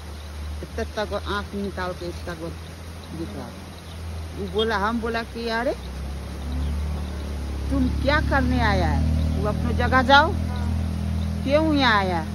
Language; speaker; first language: Hindi; non-native, local second language; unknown